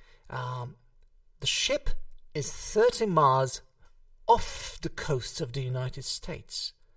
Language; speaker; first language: English; non-native, fluent; Hungarian